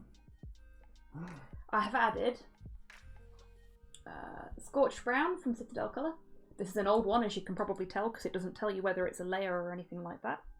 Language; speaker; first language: English; native; English